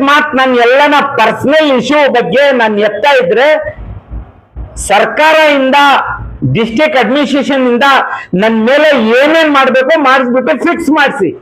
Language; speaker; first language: Kannada; native; Kannada